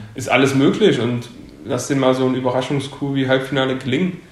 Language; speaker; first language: German; native; German